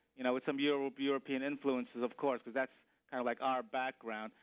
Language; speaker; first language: English; native; English